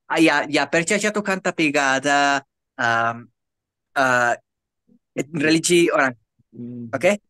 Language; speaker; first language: Indonesian; non-native, learner; Spanish